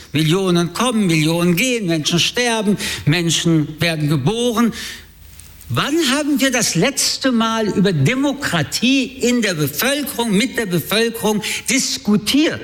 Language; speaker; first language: German; early bilingual, other home language; French